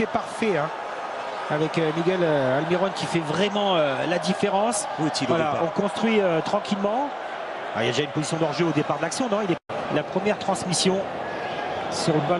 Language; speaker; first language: French; native; French